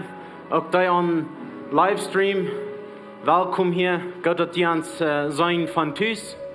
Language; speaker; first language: German; early bilingual, heritage; Plautdietsch